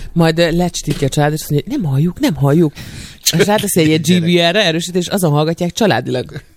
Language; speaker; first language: Hungarian; native; Hungarian